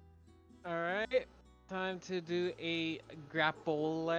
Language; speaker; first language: English; native; English